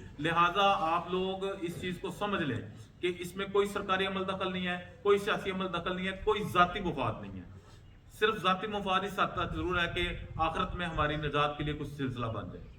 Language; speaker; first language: Urdu; native; Urdu